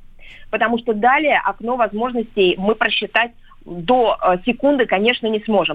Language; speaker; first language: Russian; native; Russian